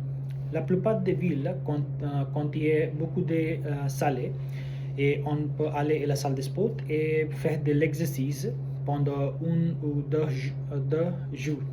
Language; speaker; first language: French; non-native, learner; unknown